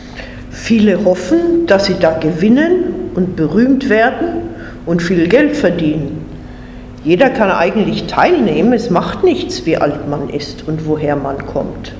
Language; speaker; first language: German; non-native, fluent; English